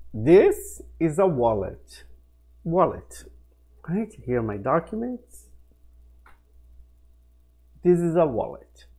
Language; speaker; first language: English; non-native, fluent; Portuguese